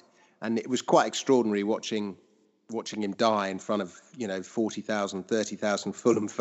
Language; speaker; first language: English; native; English